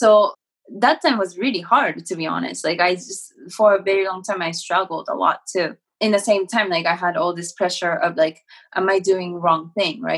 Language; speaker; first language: English; non-native, fluent; Japanese